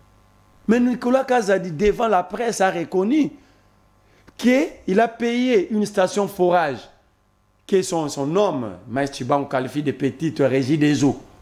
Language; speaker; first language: French; non-native, local second language; Lingala